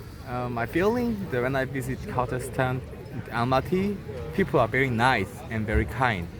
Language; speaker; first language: English; non-native, fluent; Korean